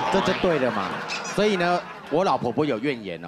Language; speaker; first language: Chinese; native; Chinese